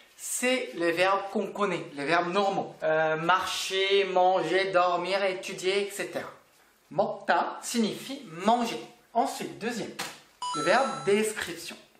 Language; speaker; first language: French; non-native, fluent; Korean